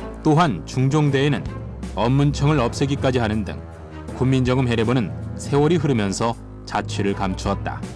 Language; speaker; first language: Korean; native; Korean